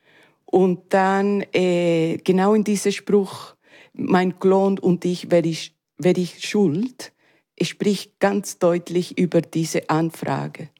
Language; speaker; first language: German; non-native, learner; Spanish